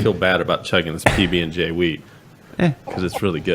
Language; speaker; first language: English; native; English